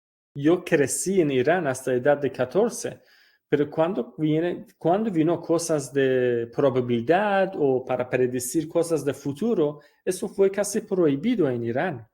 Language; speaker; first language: Spanish; non-native, fluent; Persian